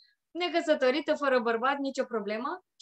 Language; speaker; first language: Romanian; native; Romanian